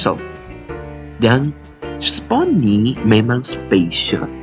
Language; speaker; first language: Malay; non-native, local second language; Chinese